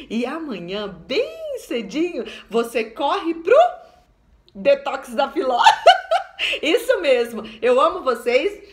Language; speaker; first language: Portuguese; native; Portuguese